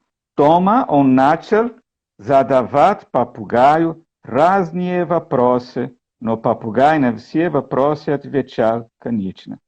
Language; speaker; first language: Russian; non-native, learner; Portuguese